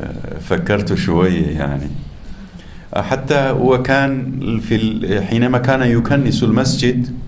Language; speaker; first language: Arabic; non-native, fluent; Turkish